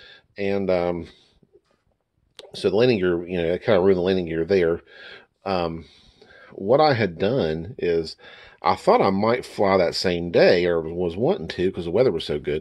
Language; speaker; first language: English; native; English